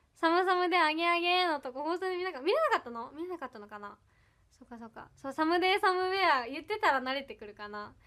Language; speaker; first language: Japanese; native; Japanese